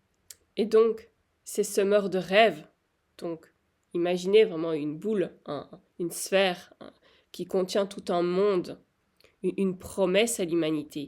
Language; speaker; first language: French; native; French